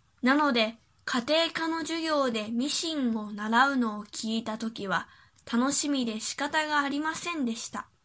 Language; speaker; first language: Japanese; early bilingual, other home language; Chinese